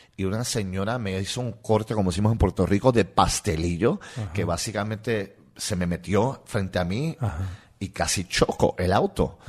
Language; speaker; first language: Spanish; non-native, local second language; English